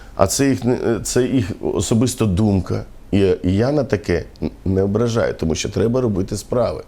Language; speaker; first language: Ukrainian; non-native, local second language; Romany